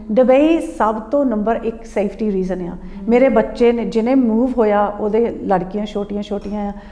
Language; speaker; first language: Punjabi; early bilingual, heritage; Punjabi